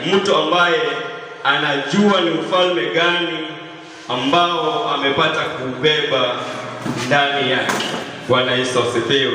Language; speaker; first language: Swahili; non-native, local second language; Kamba